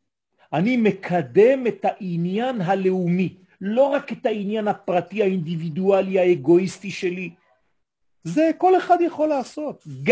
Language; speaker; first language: Hebrew; non-native, fluent; French